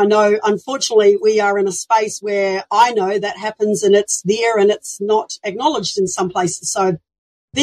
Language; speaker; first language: English; native; English